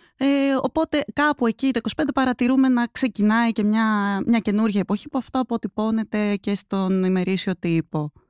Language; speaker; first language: Greek; native; Greek